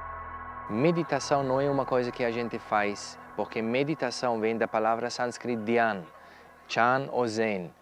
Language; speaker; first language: Portuguese; non-native, fluent; German